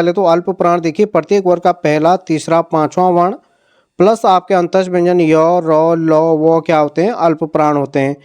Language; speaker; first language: Hindi; native; Hindi